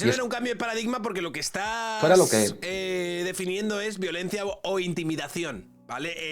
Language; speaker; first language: Spanish; native; Spanish